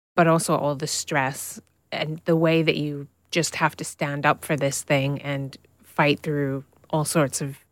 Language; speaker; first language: English; native; English